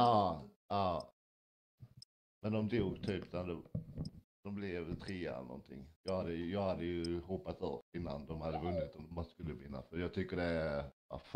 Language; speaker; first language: Swedish; native; Swedish